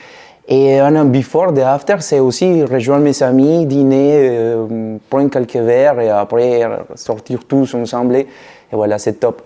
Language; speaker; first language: French; non-native, fluent; Spanish